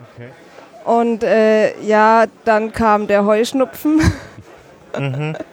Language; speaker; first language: German; native; German